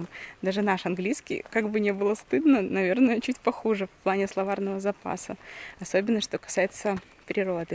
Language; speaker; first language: Russian; native; Russian